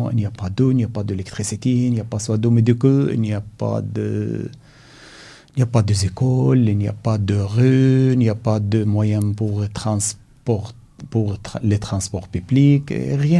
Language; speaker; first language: French; non-native, learner; Arabic